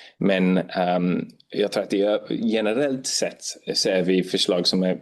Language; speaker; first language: Swedish; non-native, fluent; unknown